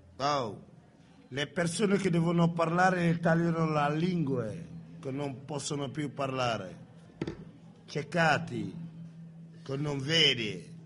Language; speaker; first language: Italian; non-native, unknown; Wolof